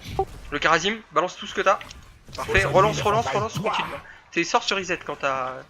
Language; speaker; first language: French; native; French